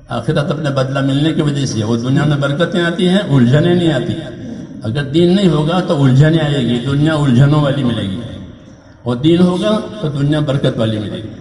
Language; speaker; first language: Urdu; non-native, local second language; Gujarati